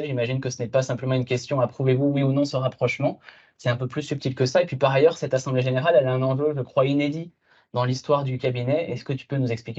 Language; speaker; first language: French; native; French